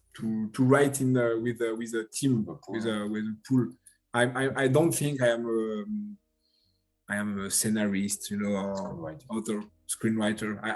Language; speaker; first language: English; non-native, learner; French